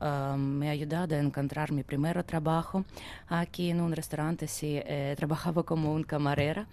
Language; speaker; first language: Spanish; non-native, learner; Ukrainian